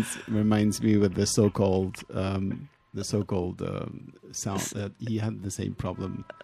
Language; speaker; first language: English; non-native, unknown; French